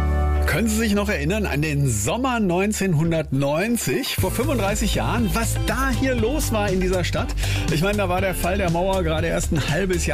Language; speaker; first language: German; native; German